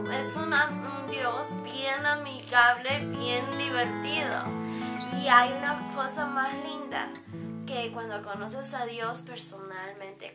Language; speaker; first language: Spanish; early bilingual, heritage; Spanish